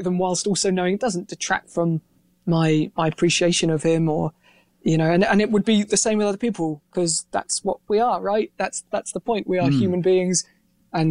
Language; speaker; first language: English; native; English